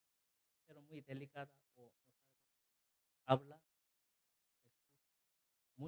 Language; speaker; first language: Spanish; non-native, learner; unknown